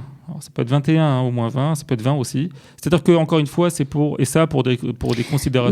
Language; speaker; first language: French; native; French